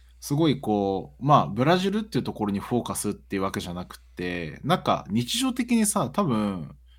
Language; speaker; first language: Japanese; early bilingual, other home language; Portuguese